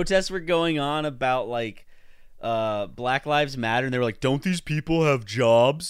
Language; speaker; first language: English; native; English